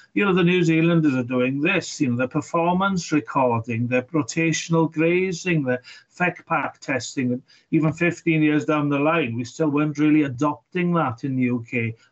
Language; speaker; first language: English; native; English